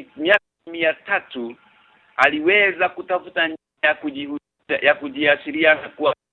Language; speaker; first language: Swahili; non-native, local second language; Kikuyu